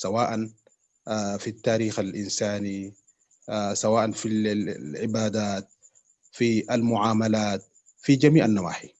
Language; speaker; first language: Arabic; native; Arabic